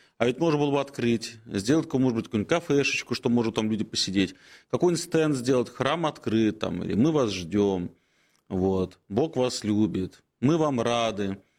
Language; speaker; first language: Russian; native; Russian